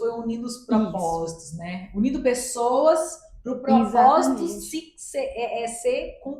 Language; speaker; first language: Portuguese; native; Portuguese